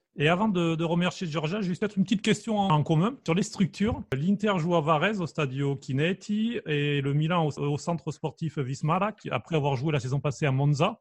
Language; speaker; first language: French; native; French